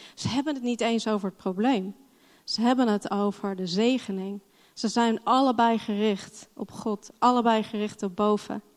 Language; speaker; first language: Dutch; non-native, fluent; English